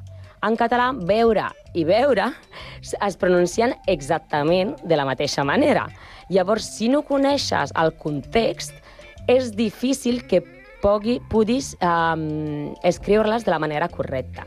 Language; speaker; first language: Catalan; non-native, learner; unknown